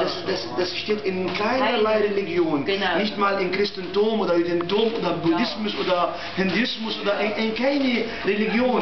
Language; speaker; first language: German; non-native, learner; Arabic